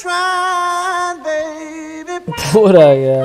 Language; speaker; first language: German; native; German